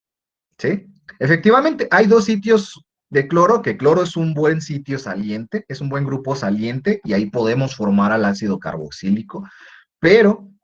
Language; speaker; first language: Spanish; native; Spanish